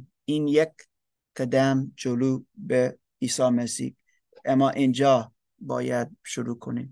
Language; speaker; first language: Persian; non-native, fluent; English